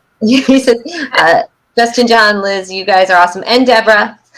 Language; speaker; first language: English; native; English